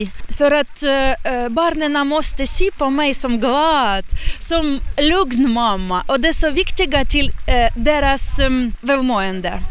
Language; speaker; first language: Swedish; non-native, learner; Ukrainian